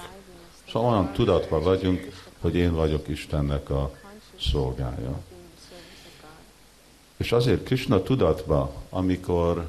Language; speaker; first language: Hungarian; early bilingual, heritage; Hungarian